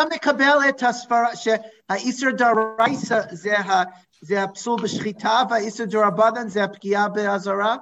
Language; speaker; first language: Hebrew; non-native, fluent; English